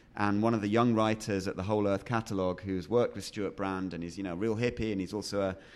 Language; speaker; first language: English; native; English